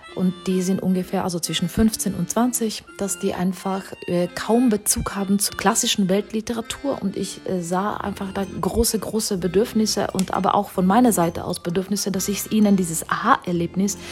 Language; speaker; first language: German; non-native, fluent; Czech